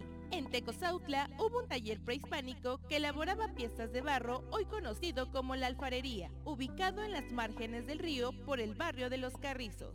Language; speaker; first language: Spanish; native; Spanish